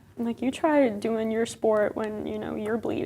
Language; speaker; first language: English; native; English